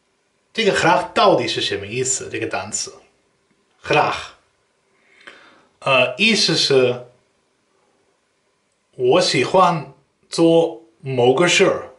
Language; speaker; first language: Chinese; non-native, fluent; Dutch